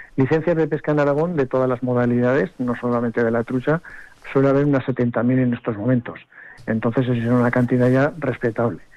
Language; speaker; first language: Spanish; native; Spanish